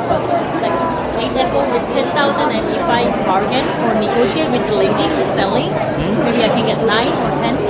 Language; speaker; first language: English; non-native, fluent; Korean